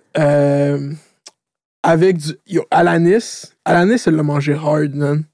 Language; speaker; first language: French; native; French